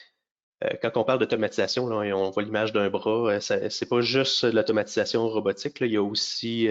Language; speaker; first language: French; native; French